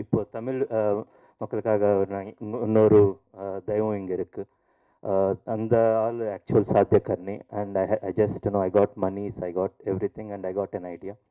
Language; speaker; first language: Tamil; non-native, learner; Telugu